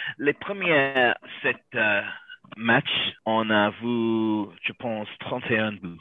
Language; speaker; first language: French; non-native, learner; English